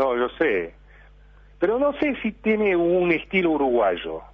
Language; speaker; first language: Spanish; early bilingual, heritage; Spanish